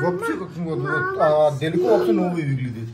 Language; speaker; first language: Russian; non-native, learner; Hindi